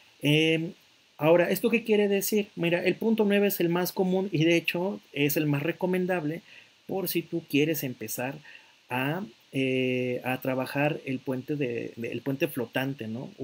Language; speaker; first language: Spanish; native; Spanish